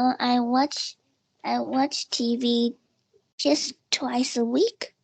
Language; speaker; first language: English; non-native, learner; Vietnamese